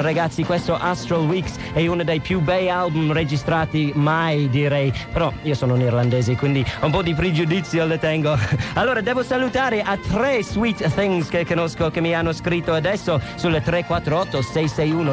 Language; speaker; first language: Italian; non-native, fluent; English